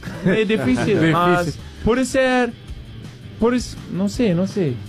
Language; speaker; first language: Portuguese; non-native, learner; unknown